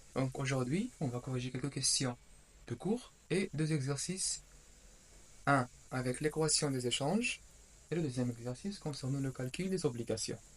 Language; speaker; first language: French; non-native, local second language; Arabic